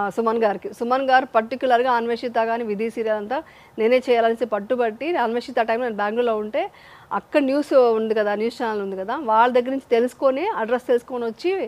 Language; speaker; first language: Telugu; native; Telugu